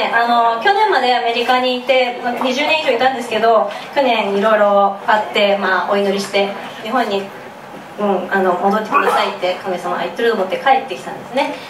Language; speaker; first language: Japanese; native; Japanese